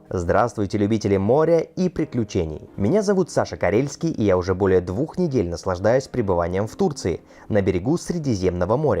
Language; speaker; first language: Russian; native; Russian